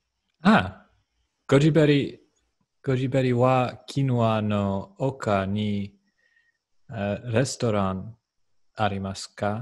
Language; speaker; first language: Japanese; non-native, learner; English